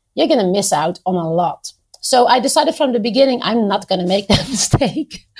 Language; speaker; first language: English; non-native, fluent; Dutch